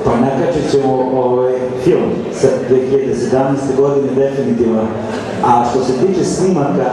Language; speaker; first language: Serbian; native; Serbian